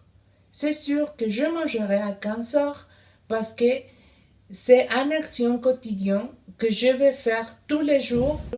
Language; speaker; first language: French; non-native, learner; Spanish